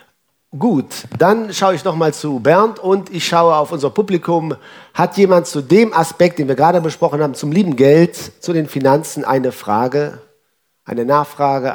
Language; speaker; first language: German; native; German